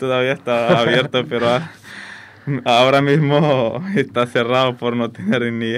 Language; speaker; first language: Spanish; non-native, fluent; Arabic